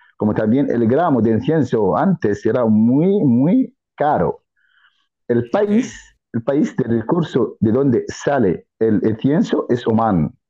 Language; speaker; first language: Spanish; non-native, fluent; Arabic